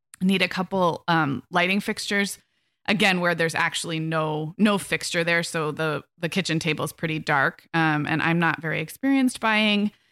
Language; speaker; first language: English; native; English